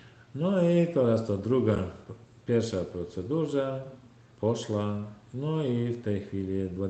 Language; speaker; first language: Polish; non-native, learner; Turkmen